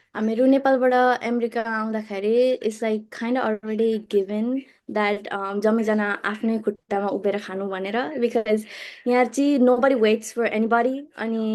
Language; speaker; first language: Nepali; early bilingual, other home language; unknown